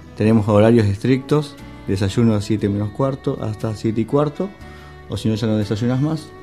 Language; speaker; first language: Spanish; native; Spanish